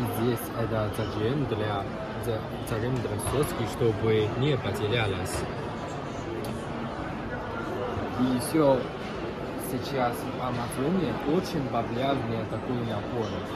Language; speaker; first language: Russian; non-native, learner; Chinese